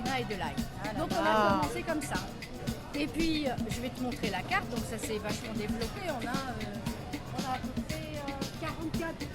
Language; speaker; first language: French; native; French